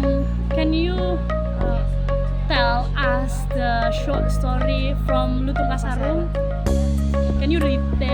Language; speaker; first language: English; non-native, learner; Indonesian